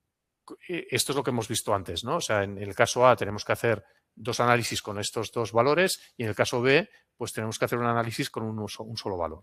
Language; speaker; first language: Spanish; non-native, local second language; Catalan